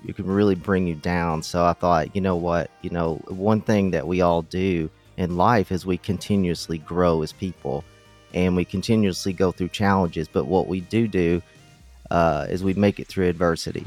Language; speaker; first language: English; native; English